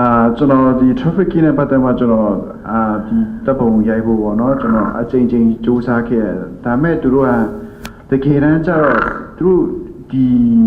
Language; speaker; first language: Burmese; non-native, local second language; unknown